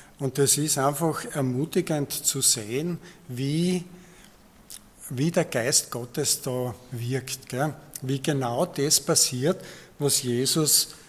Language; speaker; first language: German; native; German